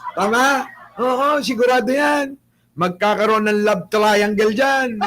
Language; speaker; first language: Filipino; native; Filipino